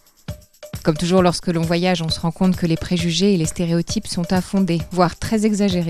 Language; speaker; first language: French; native; French